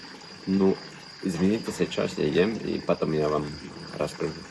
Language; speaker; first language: Russian; non-native, fluent; Finnish